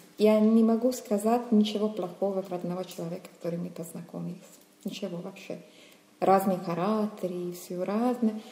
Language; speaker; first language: Russian; non-native, fluent; Italian